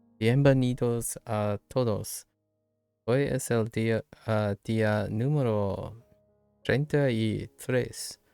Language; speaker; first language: Spanish; non-native, learner; English